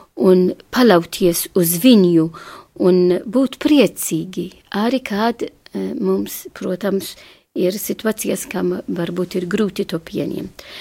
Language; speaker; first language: Latvian; non-native, fluent; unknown